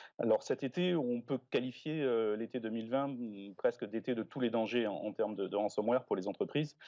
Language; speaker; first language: French; native; French